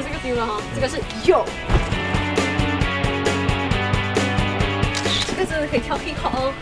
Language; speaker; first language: Chinese; native; Chinese